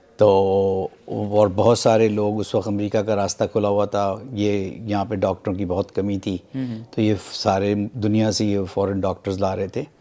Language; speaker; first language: Urdu; native; Urdu